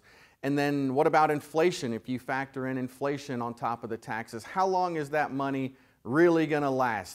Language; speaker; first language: English; native; English